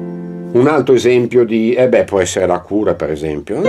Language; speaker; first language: Italian; native; Italian